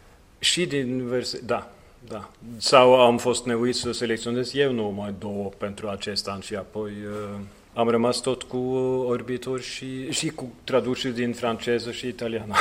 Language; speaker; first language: Romanian; non-native, fluent; Norwegian